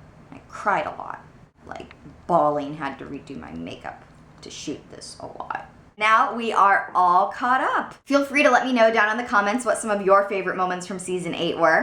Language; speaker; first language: English; native; English